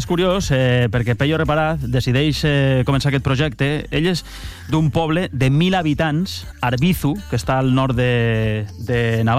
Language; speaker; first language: Catalan; native; Catalan